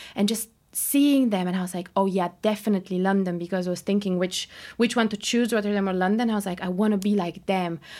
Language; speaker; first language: English; non-native, fluent; Bulgarian